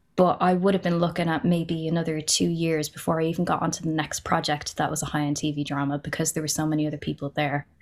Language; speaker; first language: English; native; English